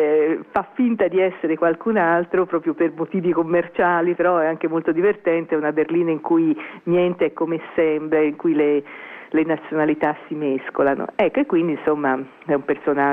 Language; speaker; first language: Italian; native; Italian